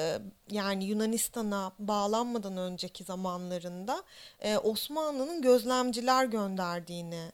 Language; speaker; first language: Turkish; native; Turkish